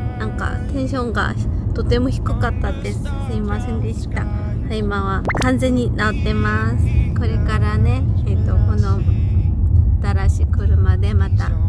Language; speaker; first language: Japanese; non-native, fluent; Korean